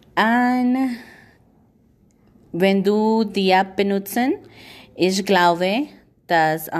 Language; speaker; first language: German; non-native, learner; Spanish